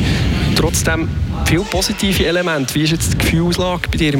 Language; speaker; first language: German; native; German